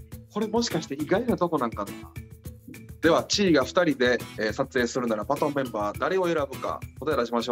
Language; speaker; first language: Japanese; native; Japanese